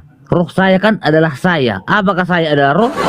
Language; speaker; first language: Indonesian; native; Indonesian